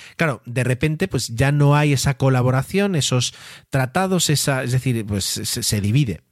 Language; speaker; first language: Spanish; native; Spanish